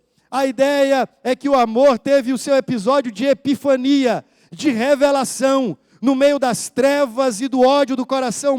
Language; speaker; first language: Portuguese; native; Portuguese